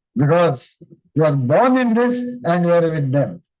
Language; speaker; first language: English; non-native, local second language; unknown